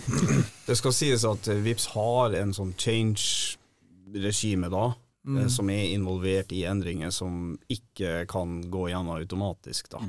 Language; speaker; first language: Norwegian; native; Norwegian